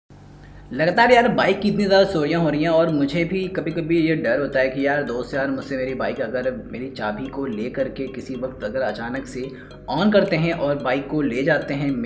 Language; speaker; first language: Hindi; native; Hindi